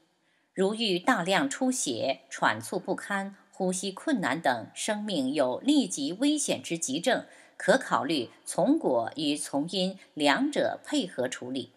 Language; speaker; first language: Chinese; native; Chinese